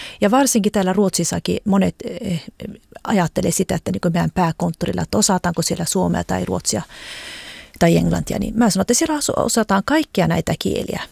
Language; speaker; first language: Finnish; early bilingual, heritage; Finnish